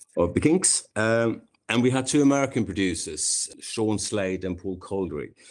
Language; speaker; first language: English; non-native, fluent; Swedish